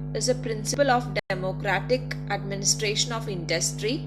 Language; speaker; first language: English; non-native, local second language; Malayalam